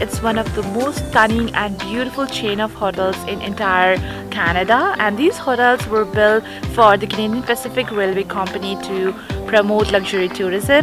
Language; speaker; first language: English; non-native, local second language; Hindi